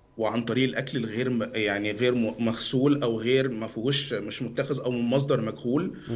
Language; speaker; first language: Egyptian Arabic; native; Egyptian Arabic